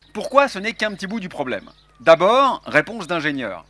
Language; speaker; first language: French; native; French